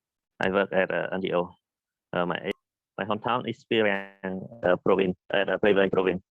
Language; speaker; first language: English; non-native, learner; Khmer